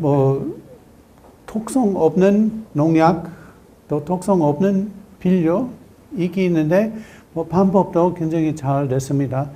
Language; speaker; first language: Korean; non-native, learner; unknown